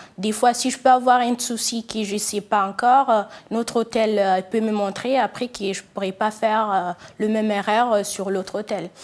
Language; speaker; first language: French; non-native, fluent; Italian